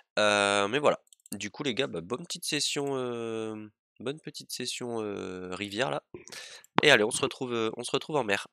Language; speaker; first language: French; native; French